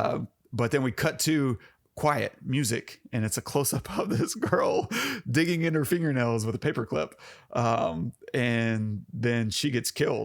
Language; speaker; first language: English; native; English